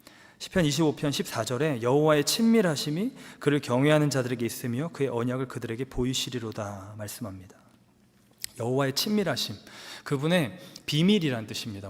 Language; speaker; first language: Korean; native; Korean